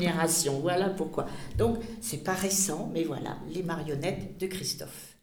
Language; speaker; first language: French; native; French